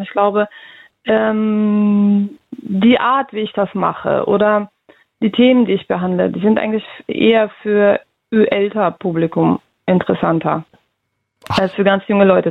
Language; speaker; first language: German; early bilingual, other home language; Russian